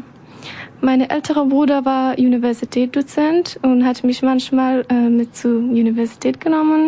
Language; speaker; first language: German; non-native, learner; Persian